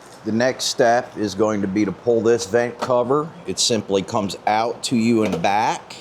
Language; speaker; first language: English; native; English